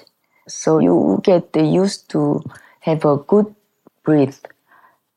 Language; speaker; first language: English; non-native, learner; Korean